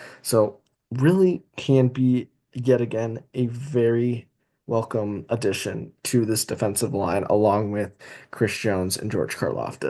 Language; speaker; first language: English; native; English